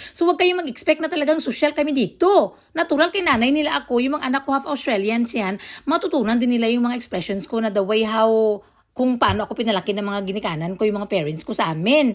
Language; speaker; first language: Filipino; non-native, local second language; Hiligaynon